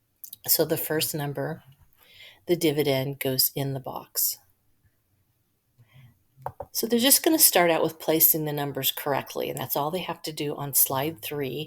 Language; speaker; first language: English; native; English